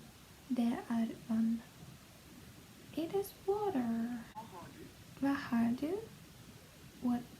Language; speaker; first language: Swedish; non-native, learner; Russian